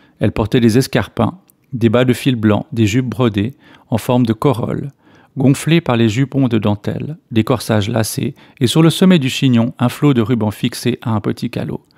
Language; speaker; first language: French; native; French